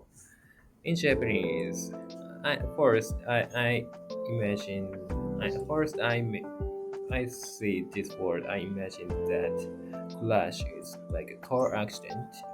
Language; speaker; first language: English; non-native, learner; Japanese